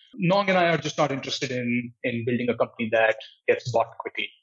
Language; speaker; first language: English; non-native, local second language; Hindi